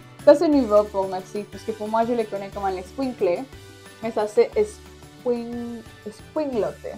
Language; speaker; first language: French; non-native, learner; Spanish